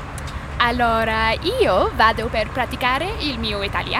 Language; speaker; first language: Italian; non-native, learner; English